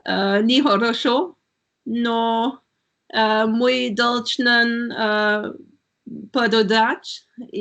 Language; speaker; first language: Russian; non-native, learner; German